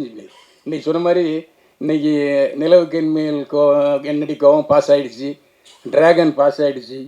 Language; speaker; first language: Tamil; native; Tamil